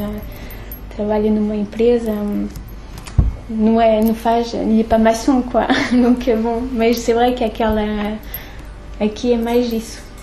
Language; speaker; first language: Portuguese; early bilingual, heritage; French